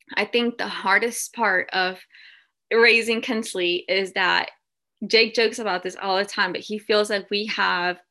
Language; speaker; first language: English; early bilingual, other home language; Spanish